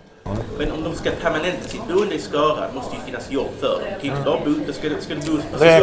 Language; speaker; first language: Swedish; native; Swedish